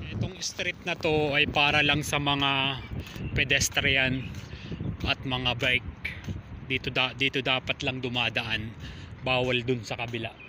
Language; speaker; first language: Filipino; native; Filipino